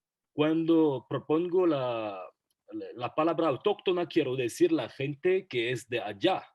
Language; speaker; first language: Spanish; non-native, fluent; French